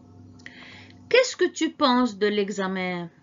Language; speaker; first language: French; non-native, fluent; Arabic